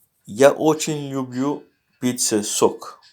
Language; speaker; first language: Russian; non-native, learner; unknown